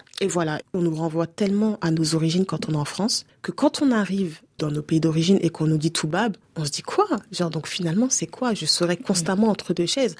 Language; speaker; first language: French; native; French